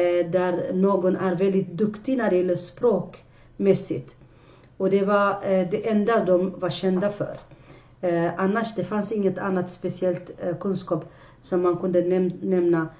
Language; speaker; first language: Swedish; non-native, fluent; Arabic